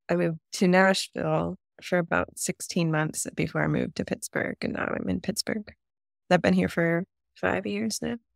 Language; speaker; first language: English; native; English